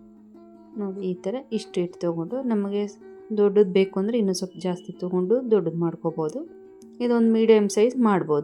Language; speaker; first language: Kannada; native; Kannada